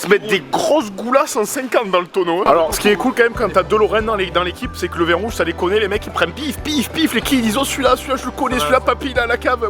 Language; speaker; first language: French; native; French